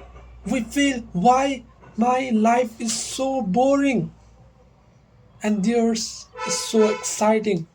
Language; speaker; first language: English; non-native, local second language; Nepali